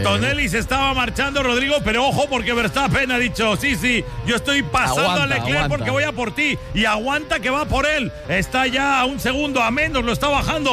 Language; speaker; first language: Spanish; native; Spanish